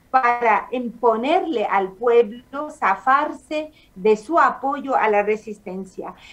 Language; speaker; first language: Spanish; non-native, fluent; Arabic